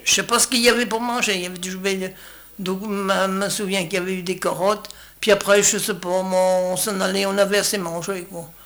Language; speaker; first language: French; native; French